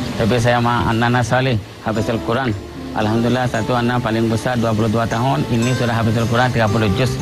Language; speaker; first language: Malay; non-native, learner; Rohingya